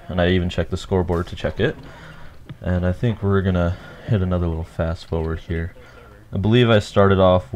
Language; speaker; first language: English; native; English